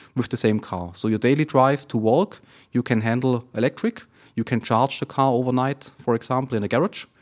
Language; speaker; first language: English; non-native, fluent; German